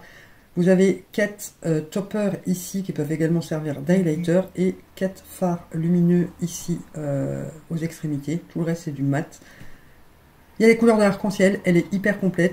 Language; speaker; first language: French; native; French